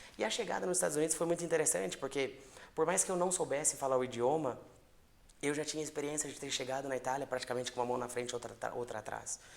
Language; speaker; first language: Portuguese; native; Portuguese